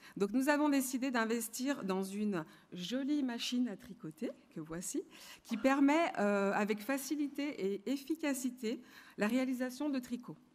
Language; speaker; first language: French; native; French